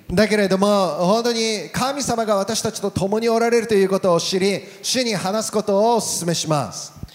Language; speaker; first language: Japanese; native; Japanese